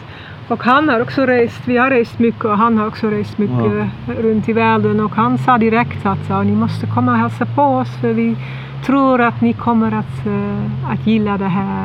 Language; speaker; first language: Swedish; non-native, fluent; Dutch